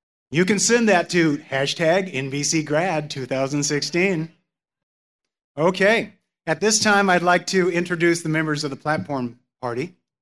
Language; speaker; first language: English; native; English